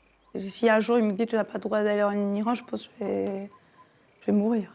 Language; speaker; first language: French; non-native, fluent; Persian